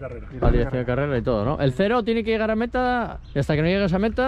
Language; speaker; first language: Spanish; native; Spanish